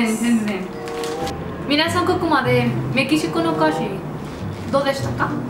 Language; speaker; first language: Japanese; non-native, learner; Spanish